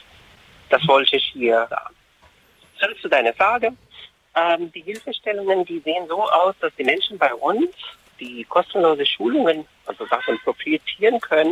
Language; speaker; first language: German; non-native, fluent; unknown